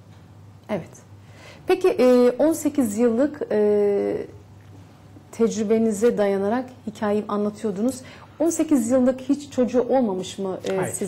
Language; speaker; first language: Turkish; native; Turkish